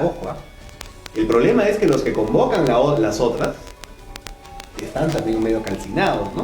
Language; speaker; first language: Spanish; native; Spanish